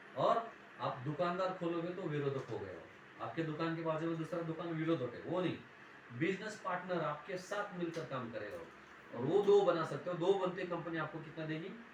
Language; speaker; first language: Hindi; non-native, local second language; Marathi